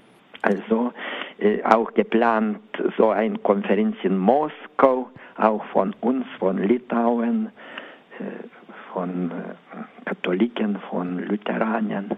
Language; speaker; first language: German; non-native, learner; Lithuanian